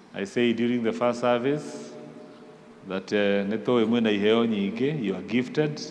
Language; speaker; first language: English; non-native, local second language; Kikuyu